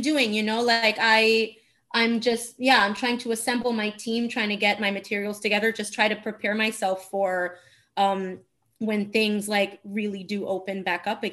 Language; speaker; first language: English; non-native, fluent; Italian